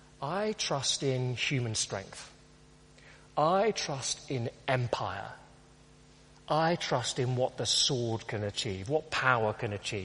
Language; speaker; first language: English; native; English